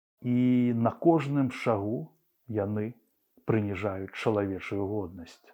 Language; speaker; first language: Belarusian; non-native, local second language; Russian